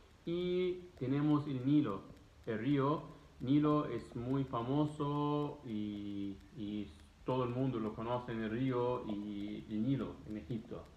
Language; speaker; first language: Spanish; non-native, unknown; Arabic